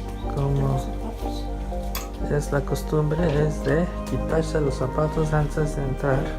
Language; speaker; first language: Spanish; early bilingual, heritage; Spanish